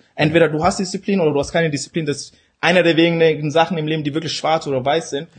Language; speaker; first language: German; early bilingual, other home language; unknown